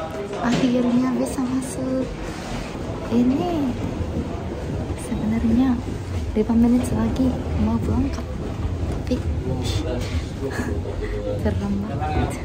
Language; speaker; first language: Indonesian; non-native, fluent; Japanese